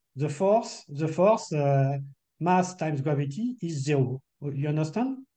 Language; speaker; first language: English; non-native, fluent; French